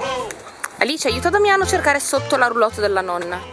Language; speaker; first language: Italian; native; Italian